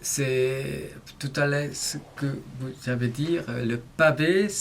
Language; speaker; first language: French; non-native, learner; Korean